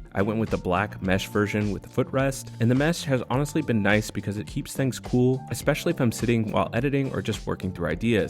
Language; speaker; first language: English; native; English